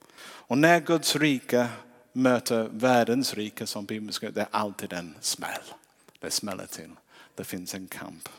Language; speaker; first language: Swedish; non-native, fluent; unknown